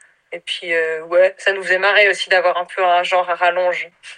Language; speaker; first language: French; native; French